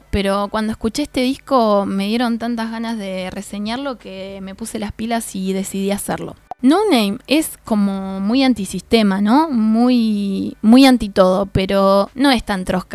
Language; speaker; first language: Spanish; native; Spanish